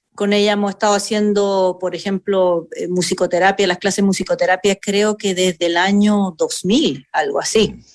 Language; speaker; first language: Spanish; native; Spanish